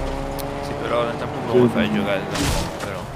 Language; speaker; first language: Italian; native; Italian